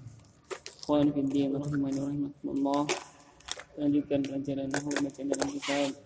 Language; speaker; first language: Arabic; non-native, fluent; Indonesian